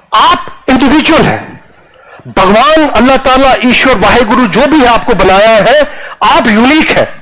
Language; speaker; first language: Hindi; non-native, local second language; Punjabi